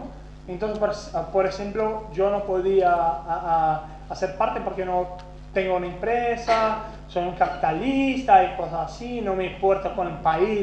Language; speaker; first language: Spanish; non-native, fluent; Portuguese